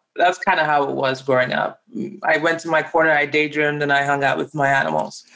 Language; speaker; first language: English; non-native, local second language; Yoruba